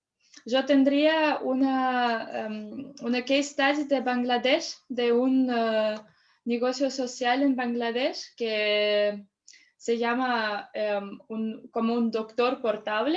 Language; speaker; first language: Spanish; non-native, fluent; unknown